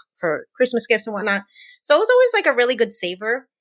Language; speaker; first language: English; early bilingual, other home language; Spanish